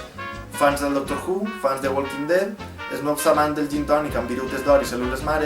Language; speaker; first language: Catalan; native; Catalan